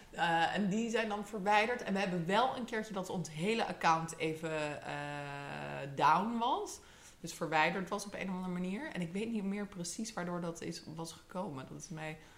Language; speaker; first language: Dutch; early bilingual, other home language; English